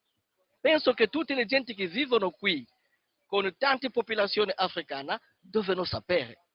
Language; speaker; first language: Italian; non-native, fluent; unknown